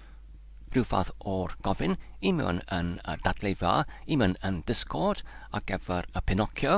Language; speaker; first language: Welsh; non-native, learner; Polish